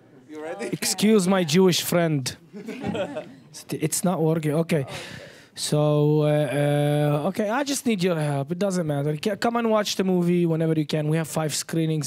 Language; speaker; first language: English; non-native, fluent; Arabic